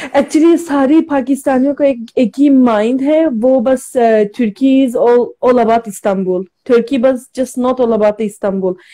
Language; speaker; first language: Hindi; non-native, learner; Turkish